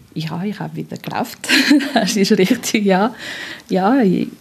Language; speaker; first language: German; non-native, fluent; Portuguese